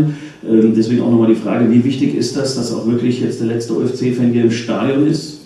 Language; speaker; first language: German; native; German